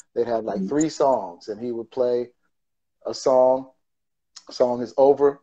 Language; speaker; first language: English; native; English